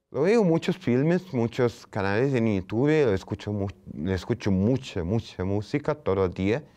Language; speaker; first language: Spanish; non-native, fluent; Portuguese